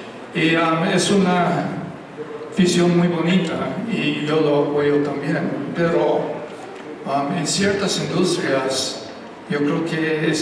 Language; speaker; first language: Spanish; non-native, fluent; English